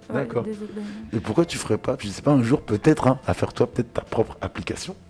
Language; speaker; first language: French; native; French